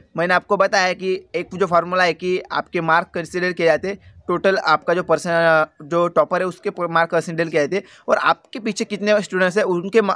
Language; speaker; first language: Hindi; non-native, local second language; Marathi